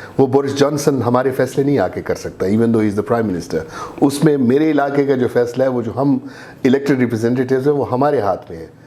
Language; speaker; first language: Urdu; non-native, local second language; Saraiki